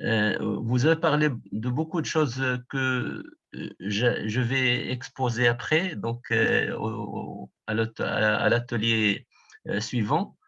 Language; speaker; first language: French; non-native, local second language; Arabic